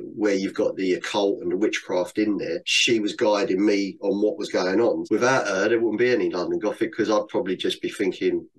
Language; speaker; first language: English; native; English